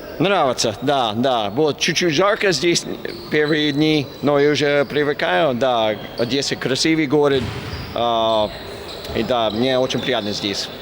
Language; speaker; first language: Russian; non-native, fluent; English